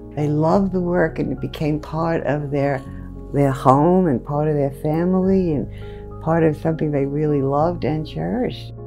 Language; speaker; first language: English; native; English